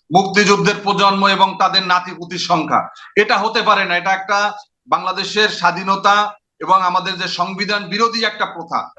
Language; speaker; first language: Bangla; native; Bangla